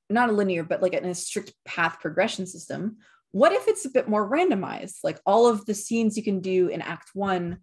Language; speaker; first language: English; native; English